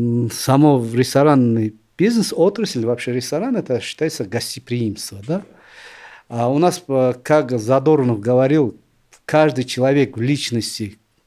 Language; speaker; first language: Russian; non-native, local second language; Tajik